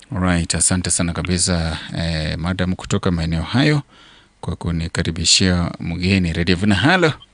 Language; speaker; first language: Swahili; non-native, local second language; Gusii